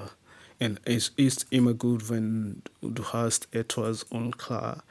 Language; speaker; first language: German; non-native, learner; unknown